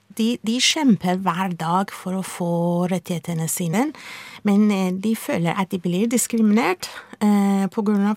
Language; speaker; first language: Norwegian; non-native, fluent; Persian